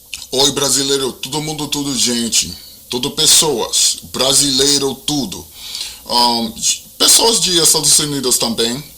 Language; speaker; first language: Portuguese; non-native, learner; English